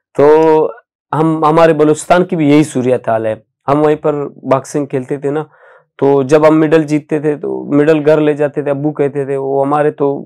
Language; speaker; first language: Urdu; non-native, local second language; Baluchi